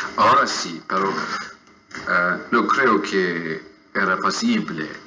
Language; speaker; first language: Spanish; non-native, fluent; English